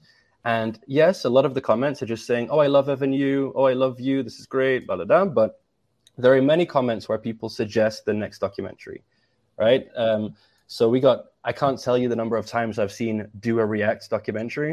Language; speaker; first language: English; native; English